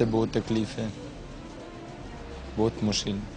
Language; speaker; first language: Hindi; non-native, local second language; Pashto